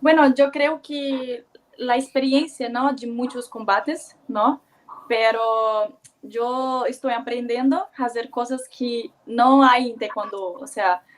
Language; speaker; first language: Spanish; non-native, learner; Portuguese